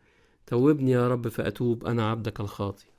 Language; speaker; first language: Arabic; native; Arabic